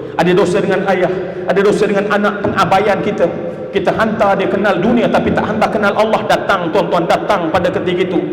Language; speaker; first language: Malay; native; Malay